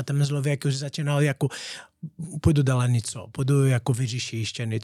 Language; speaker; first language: Czech; non-native, learner; Portuguese